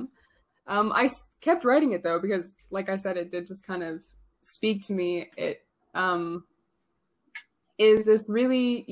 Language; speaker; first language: English; native; English